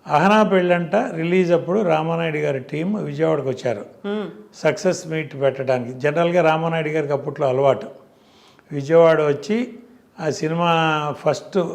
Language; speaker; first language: Telugu; native; Telugu